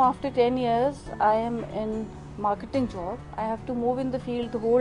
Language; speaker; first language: Hindi; native; Hindi